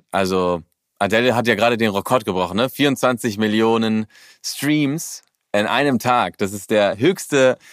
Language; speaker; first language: German; early bilingual, heritage; German